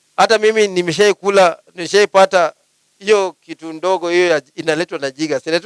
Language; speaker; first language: Swahili; non-native, local second language; Luyia